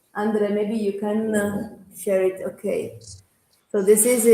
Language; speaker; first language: English; non-native, fluent; Italian